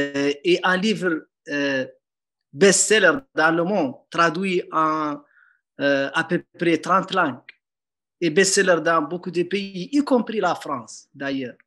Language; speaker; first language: French; non-native, local second language; Arabic